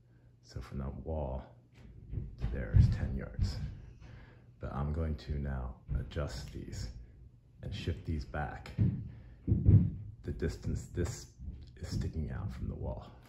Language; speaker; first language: English; native; English